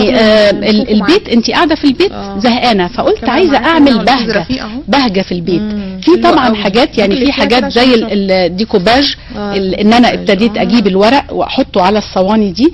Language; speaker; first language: Arabic; native; Arabic